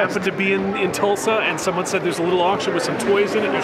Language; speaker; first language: English; native; English